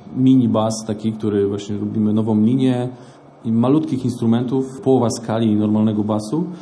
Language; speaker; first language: Polish; native; Polish